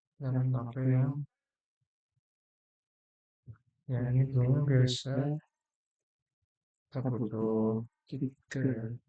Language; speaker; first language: Indonesian; native; Indonesian